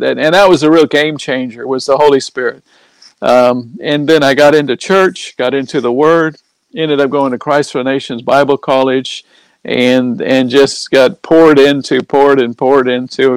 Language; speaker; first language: English; native; English